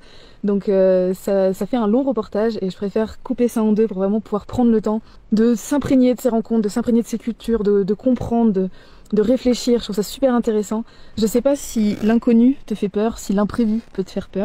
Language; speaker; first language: French; native; French